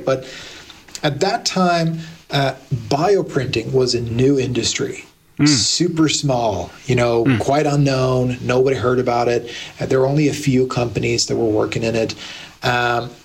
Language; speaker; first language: English; native; English